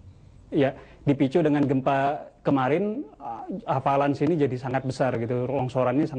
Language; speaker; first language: Indonesian; native; Indonesian